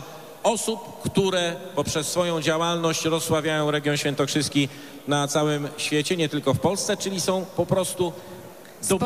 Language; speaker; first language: Polish; native; Polish